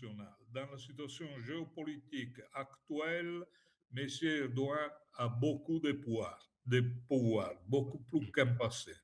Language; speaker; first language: French; non-native, fluent; Italian